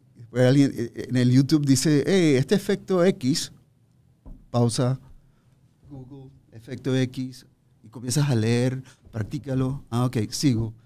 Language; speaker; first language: Spanish; native; Spanish